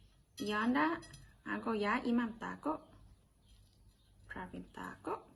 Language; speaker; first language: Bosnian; non-native, learner; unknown